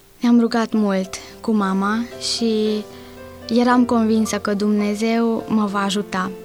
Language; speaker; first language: Romanian; non-native, local second language; Hungarian